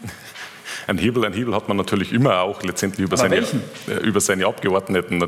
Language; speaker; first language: German; native; German